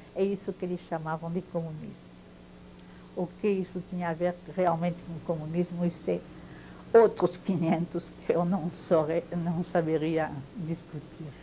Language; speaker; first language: Portuguese; non-native, fluent; French